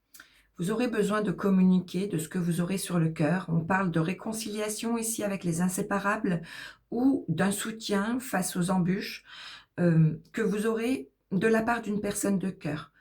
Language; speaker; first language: French; native; French